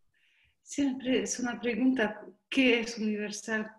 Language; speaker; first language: Spanish; non-native, learner; French